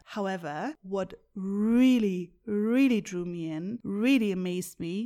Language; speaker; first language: English; non-native, fluent; German